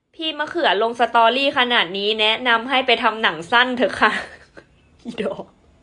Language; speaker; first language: Thai; non-native, local second language; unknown